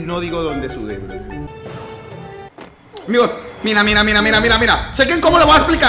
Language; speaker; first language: Spanish; native; Spanish